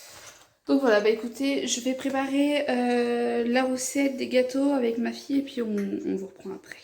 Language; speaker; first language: French; native; French